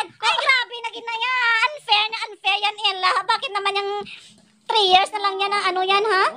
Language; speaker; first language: Filipino; non-native, local second language; Hiligaynon